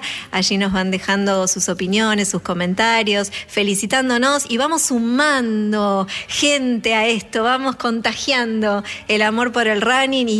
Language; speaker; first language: Spanish; native; Spanish